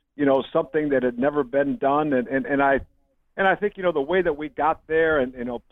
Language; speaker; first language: English; native; English